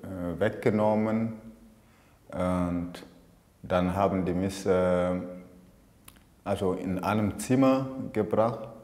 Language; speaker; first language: German; non-native, fluent; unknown